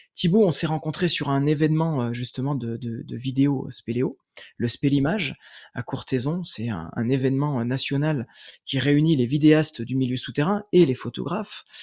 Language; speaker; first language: French; native; French